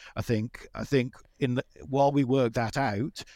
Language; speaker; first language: English; native; English